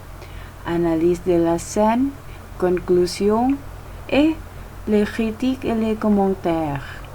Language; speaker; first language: French; non-native, learner; Thai